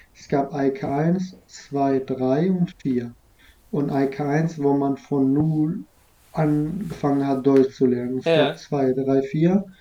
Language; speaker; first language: German; non-native, fluent; Arabic